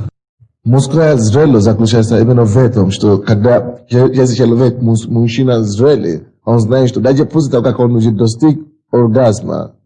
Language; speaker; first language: Russian; non-native, fluent; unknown